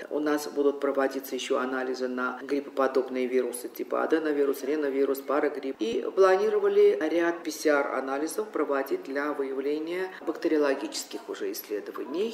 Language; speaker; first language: Russian; non-native, local second language; Armenian